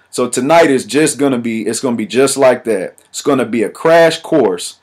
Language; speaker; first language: English; native; English